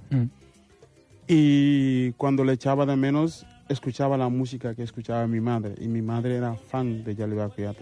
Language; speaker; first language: Spanish; non-native, fluent; Mandingo